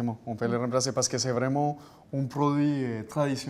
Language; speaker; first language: French; non-native, fluent; Spanish